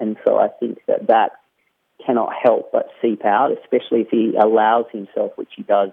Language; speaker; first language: English; native; English